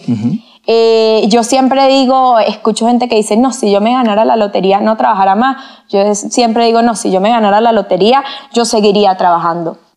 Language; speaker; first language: Spanish; native; Spanish